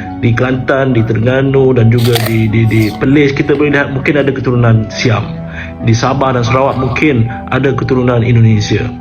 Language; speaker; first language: Malay; native; Malay